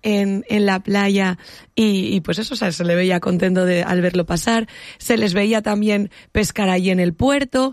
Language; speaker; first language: Spanish; native; Spanish